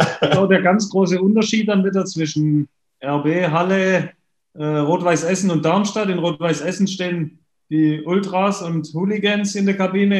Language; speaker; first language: German; native; German